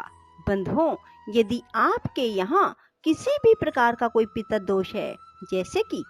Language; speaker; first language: Hindi; native; Hindi